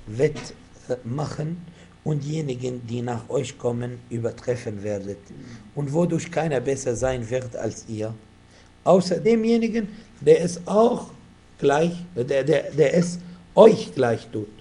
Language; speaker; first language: German; non-native, fluent; Arabic